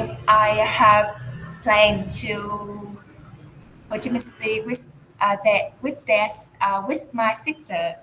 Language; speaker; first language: English; non-native, learner; Vietnamese